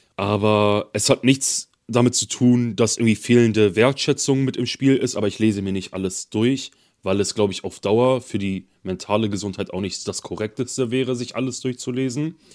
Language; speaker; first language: German; early bilingual, other home language; Kurdish